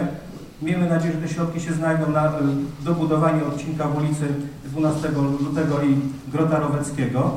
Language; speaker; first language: Polish; native; Polish